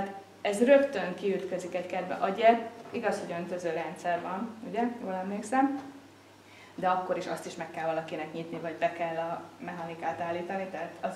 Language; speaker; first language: Hungarian; native; Hungarian